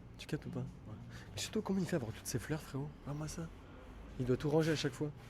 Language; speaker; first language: French; native; French